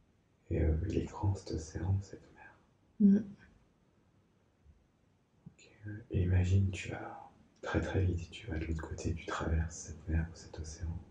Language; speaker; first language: French; native; French